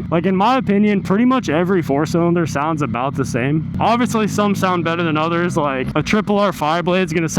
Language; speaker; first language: English; native; English